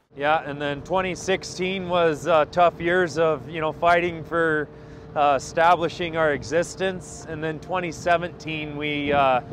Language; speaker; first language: English; native; English